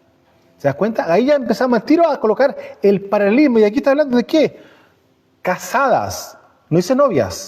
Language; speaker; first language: Spanish; native; Spanish